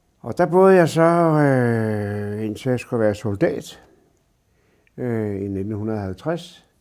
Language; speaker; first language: Danish; native; Danish